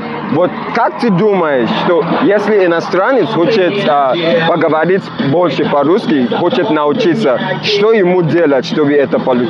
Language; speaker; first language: Russian; non-native, fluent; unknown